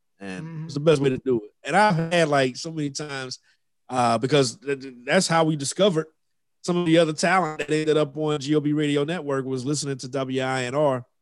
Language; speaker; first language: English; native; English